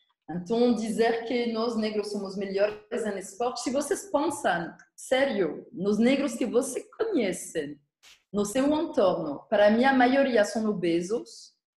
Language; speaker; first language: Portuguese; non-native, fluent; French